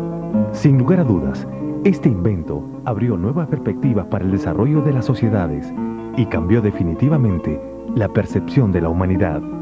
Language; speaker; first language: Spanish; native; Spanish